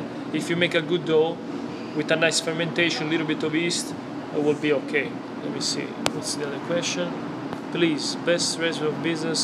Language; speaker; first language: English; non-native, fluent; Italian